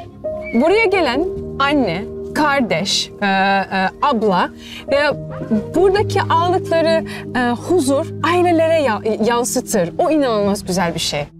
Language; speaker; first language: Turkish; early bilingual, heritage; Turkish